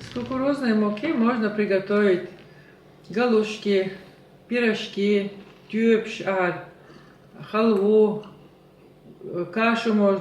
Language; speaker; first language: Russian; non-native, local second language; Chechen